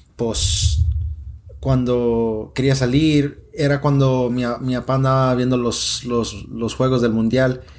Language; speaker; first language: Spanish; early bilingual, heritage; Spanish